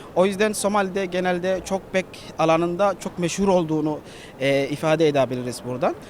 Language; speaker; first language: Turkish; non-native, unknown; Somali